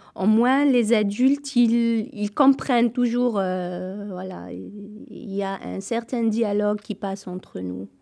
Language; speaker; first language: French; non-native, local second language; Kabyle